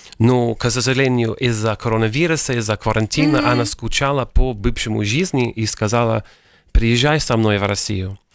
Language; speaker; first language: Russian; non-native, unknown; English